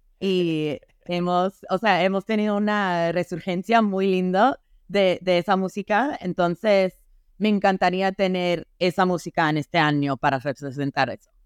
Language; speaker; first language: Spanish; non-native, fluent; English